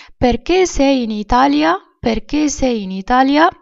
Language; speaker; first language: Italian; non-native, fluent; Arabic